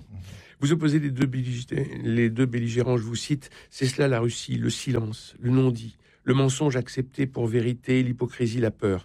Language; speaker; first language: French; native; French